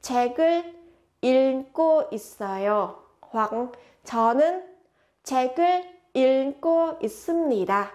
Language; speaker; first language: Korean; non-native, fluent; Vietnamese